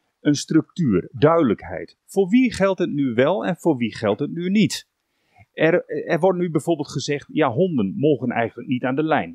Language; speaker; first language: Dutch; native; Dutch